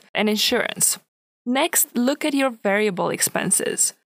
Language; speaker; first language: English; non-native, fluent; Romanian